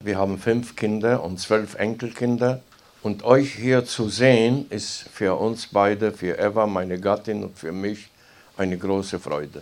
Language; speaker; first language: German; non-native, fluent; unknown